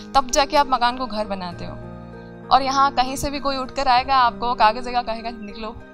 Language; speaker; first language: Hindi; native; Hindi